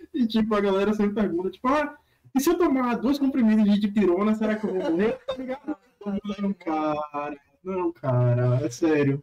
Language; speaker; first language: Portuguese; native; Portuguese